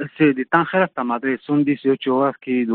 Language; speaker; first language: Spanish; non-native, fluent; Arabic